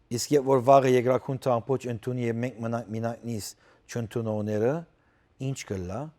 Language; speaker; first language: Armenian; early bilingual, heritage; Armenian